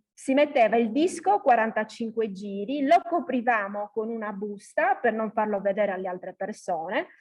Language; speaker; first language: Italian; native; Italian